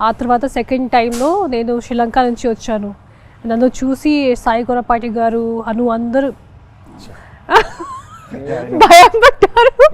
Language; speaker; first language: Telugu; non-native, learner; Hindi